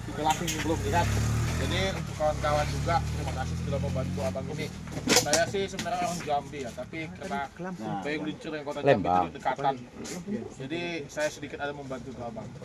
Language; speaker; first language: Indonesian; native; Indonesian